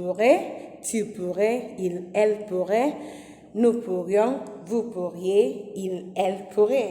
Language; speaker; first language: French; non-native, fluent; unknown